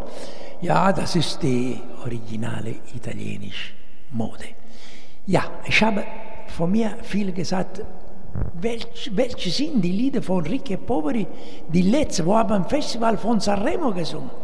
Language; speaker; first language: German; non-native, fluent; Italian